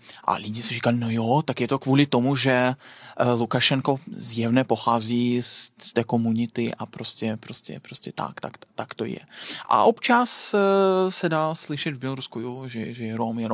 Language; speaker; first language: Czech; non-native, fluent; Belarusian